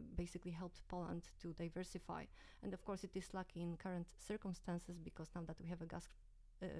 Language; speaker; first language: English; non-native, fluent; Polish